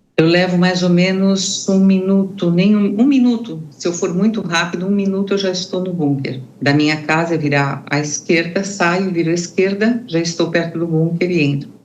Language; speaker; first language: Portuguese; native; Portuguese